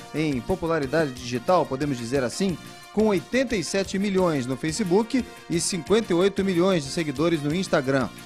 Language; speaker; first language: Portuguese; native; Portuguese